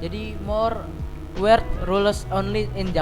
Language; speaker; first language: English; non-native, learner; Indonesian